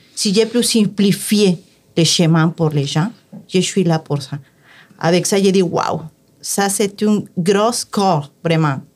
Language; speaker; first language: French; non-native, fluent; Spanish